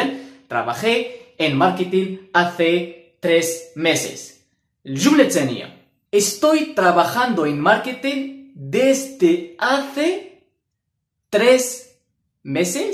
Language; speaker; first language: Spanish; non-native, fluent; Arabic